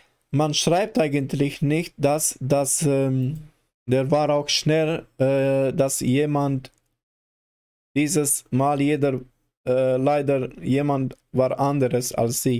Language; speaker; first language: German; non-native, learner; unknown